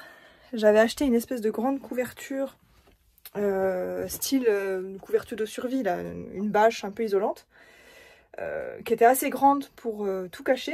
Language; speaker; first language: French; native; French